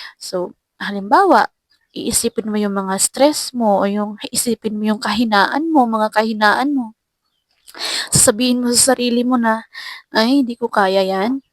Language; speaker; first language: Filipino; non-native, local second language; Cebuano